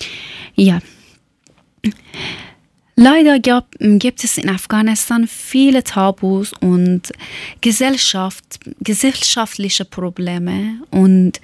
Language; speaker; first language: German; non-native, learner; Persian